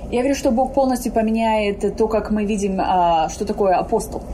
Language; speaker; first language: Russian; native; Russian